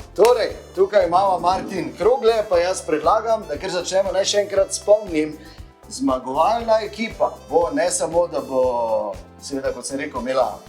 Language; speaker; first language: Slovenian; native; Slovenian